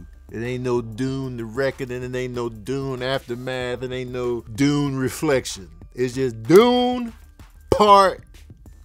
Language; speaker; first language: English; native; English